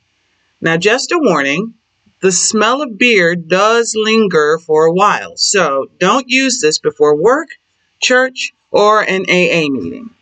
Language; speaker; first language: English; native; English